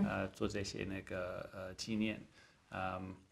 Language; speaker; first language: Chinese; non-native, fluent; English